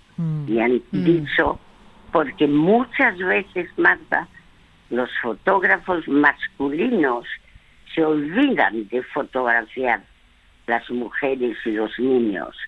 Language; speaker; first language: Spanish; early bilingual, other home language; French